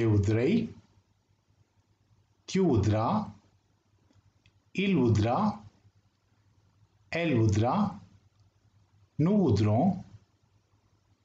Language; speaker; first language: French; non-native, fluent; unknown